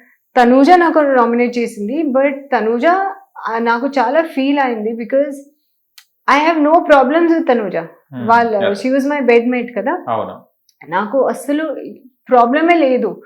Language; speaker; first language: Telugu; non-native, learner; Hindi